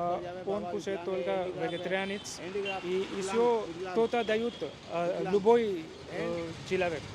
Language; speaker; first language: Russian; non-native, learner; Hindi